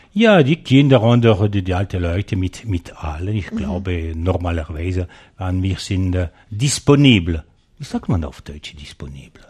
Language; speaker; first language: German; non-native, local second language; French